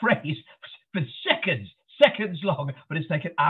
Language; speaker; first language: English; native; English